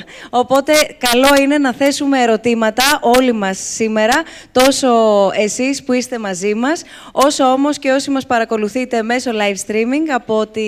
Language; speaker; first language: Greek; native; Greek